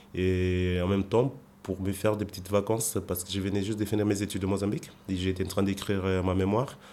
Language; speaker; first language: French; non-native, fluent; Portuguese